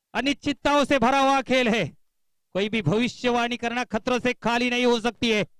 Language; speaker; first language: Hindi; non-native, local second language; Marathi